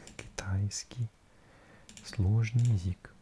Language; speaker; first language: Russian; non-native, learner; English